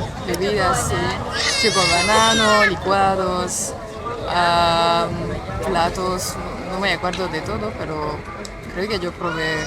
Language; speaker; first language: Spanish; non-native, learner; French